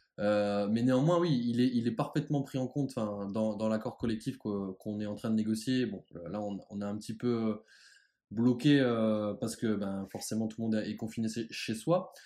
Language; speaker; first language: French; native; French